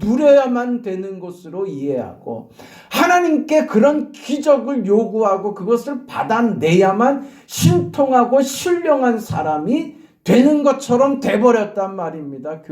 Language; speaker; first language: Korean; native; Korean